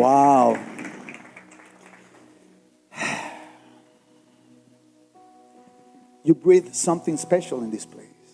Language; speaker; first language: English; non-native, fluent; Spanish